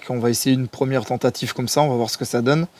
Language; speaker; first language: French; native; French